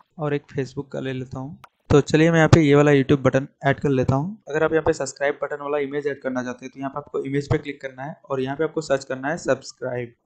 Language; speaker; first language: Hindi; native; Hindi